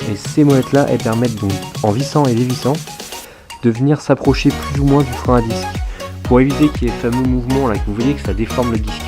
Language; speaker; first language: French; native; French